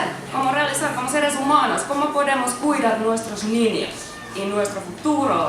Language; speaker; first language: Spanish; non-native, learner; Finnish